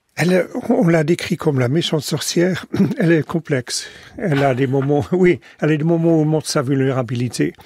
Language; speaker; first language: French; non-native, fluent; Dutch